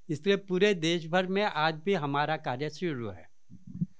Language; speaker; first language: Hindi; non-native, local second language; Marathi